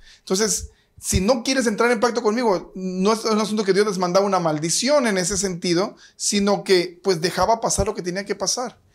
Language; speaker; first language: Spanish; native; Spanish